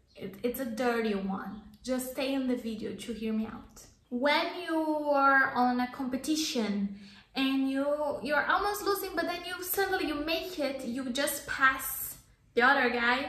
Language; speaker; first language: English; non-native, fluent; Portuguese